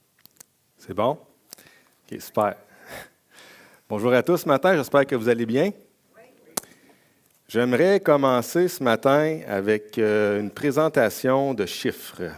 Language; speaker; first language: French; native; French